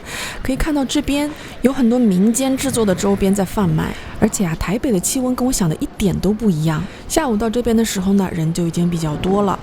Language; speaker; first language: Chinese; native; Chinese